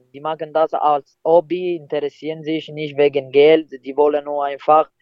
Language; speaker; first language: German; non-native, fluent; Italian